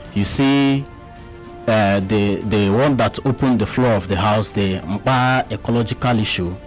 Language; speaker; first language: English; non-native, local second language; Igbo